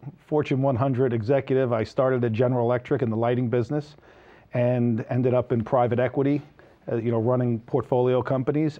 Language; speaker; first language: English; native; English